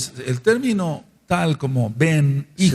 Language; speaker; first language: Spanish; native; Spanish